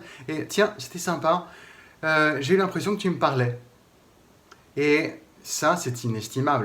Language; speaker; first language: French; native; French